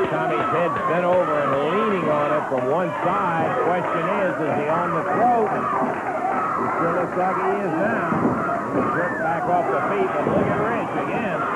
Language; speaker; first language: English; native; English